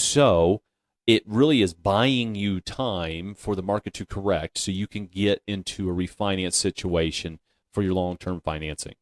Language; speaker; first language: English; native; English